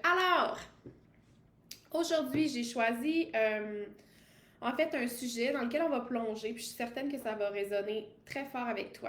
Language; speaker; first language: French; native; French